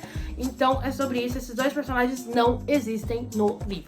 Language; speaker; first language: Portuguese; native; Portuguese